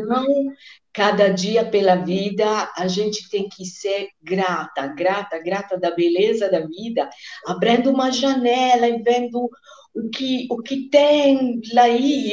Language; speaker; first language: Portuguese; non-native, fluent; Italian